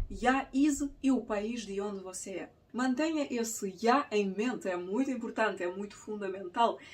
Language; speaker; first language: Portuguese; non-native, fluent; Russian